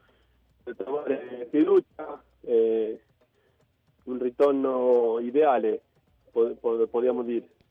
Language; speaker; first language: Italian; non-native, fluent; Spanish